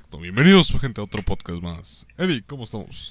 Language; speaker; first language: Spanish; native; Spanish